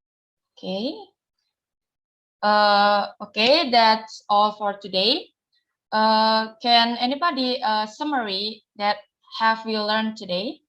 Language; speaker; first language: English; non-native, learner; Indonesian